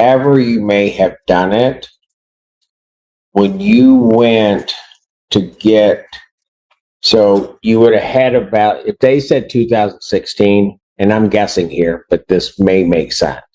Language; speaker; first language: English; native; English